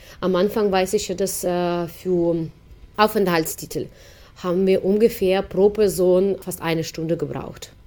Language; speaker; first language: German; non-native, fluent; Ukrainian